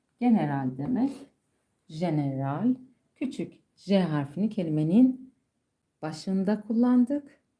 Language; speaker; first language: Turkish; non-native, fluent; Persian